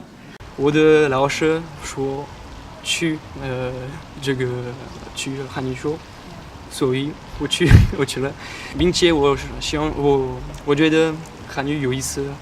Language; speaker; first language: Chinese; non-native, learner; French